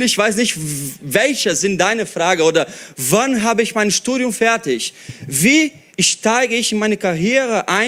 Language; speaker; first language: German; non-native, fluent; Portuguese